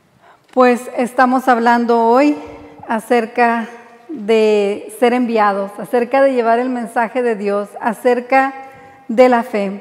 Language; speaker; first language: Spanish; native; Spanish